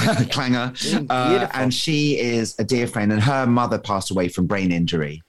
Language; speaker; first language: English; native; English